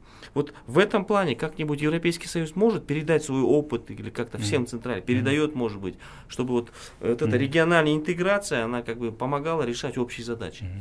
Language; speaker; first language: Russian; non-native, local second language; Kyrgyz